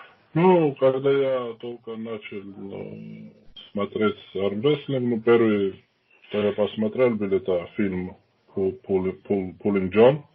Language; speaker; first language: Russian; non-native, fluent; Georgian